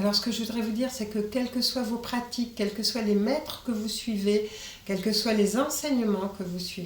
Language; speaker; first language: French; native; French